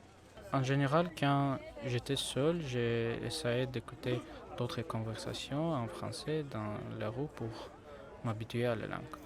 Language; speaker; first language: French; non-native, learner; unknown